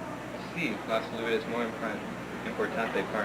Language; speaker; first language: Spanish; non-native, learner; English